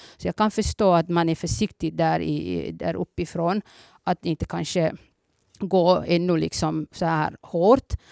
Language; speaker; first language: Swedish; early bilingual, other home language; Somali